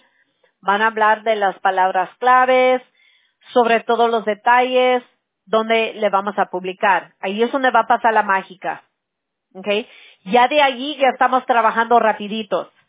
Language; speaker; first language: Spanish; early bilingual, heritage; Spanish